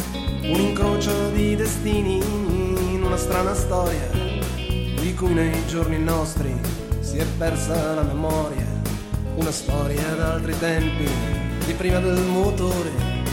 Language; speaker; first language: Italian; native; Italian